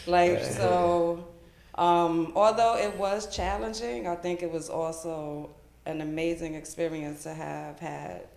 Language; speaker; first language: English; native; English